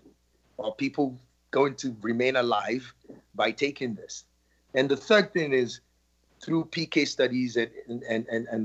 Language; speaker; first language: English; non-native, local second language; Yoruba